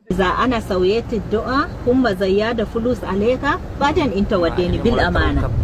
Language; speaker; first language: Arabic; non-native, learner; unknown